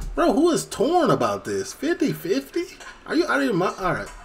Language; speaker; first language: English; native; English